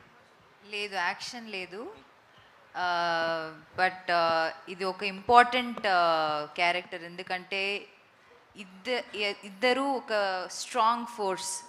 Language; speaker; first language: Telugu; non-native, fluent; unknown